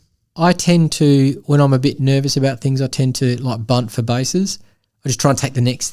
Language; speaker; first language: English; native; English